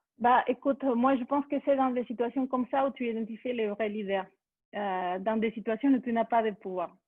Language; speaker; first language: French; non-native, fluent; Spanish